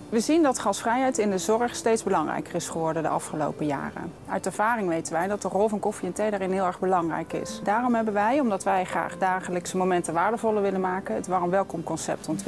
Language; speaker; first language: Dutch; native; Dutch